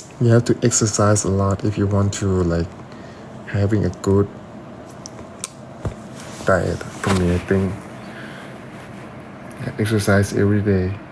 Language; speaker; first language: English; non-native, learner; Thai